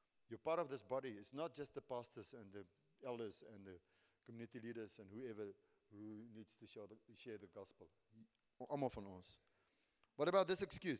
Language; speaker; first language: English; non-native, local second language; Afrikaans